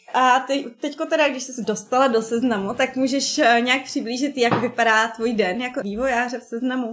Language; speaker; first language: Czech; native; Czech